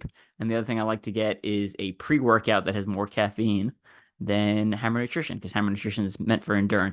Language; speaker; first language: English; native; English